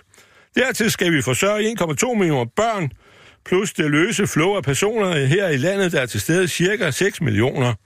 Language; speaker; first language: Danish; native; Danish